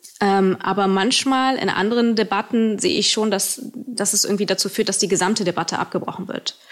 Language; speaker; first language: German; early bilingual, other home language; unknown